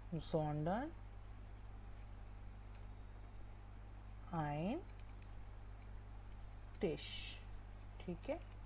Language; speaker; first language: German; non-native, fluent; Hindi